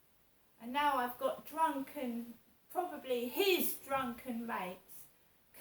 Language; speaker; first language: English; native; English